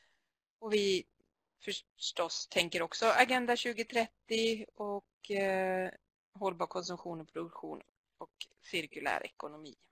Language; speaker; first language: Swedish; native; Swedish